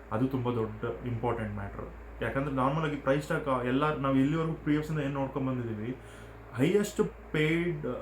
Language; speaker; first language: Kannada; non-native, local second language; Telugu